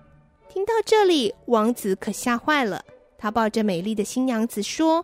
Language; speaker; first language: Chinese; native; Chinese